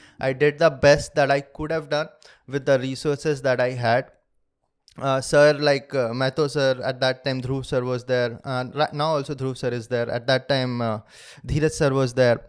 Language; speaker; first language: English; non-native, local second language; Hindi